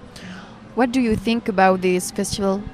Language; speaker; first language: English; non-native, learner; French